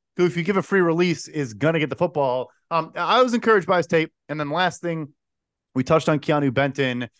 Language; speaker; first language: English; native; English